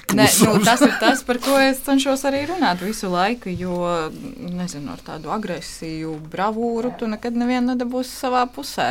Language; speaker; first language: Latvian; non-native, local second language; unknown